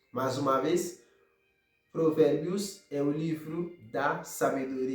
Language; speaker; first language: Portuguese; non-native, fluent; Haitian Creole